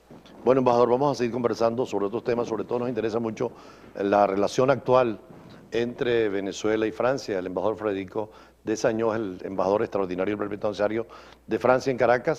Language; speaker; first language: Spanish; native; Spanish